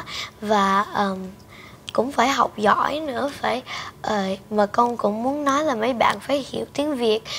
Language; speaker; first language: Vietnamese; early bilingual, heritage; Vietnamese